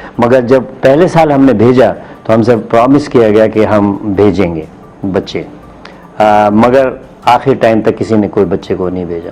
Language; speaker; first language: Urdu; native; Urdu